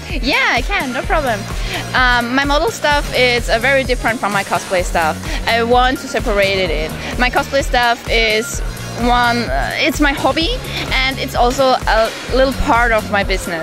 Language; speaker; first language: English; non-native, fluent; German